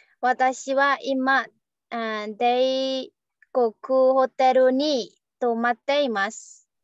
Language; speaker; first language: Japanese; non-native, learner; Burmese